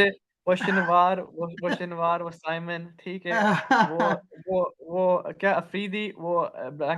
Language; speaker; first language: Hindi; non-native, learner; Urdu